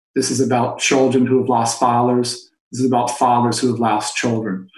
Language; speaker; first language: English; native; English